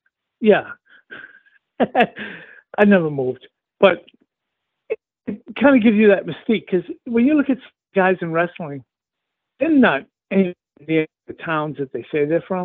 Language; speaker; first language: English; native; English